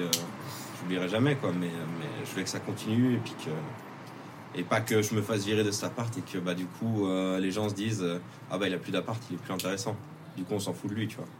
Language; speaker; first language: French; native; French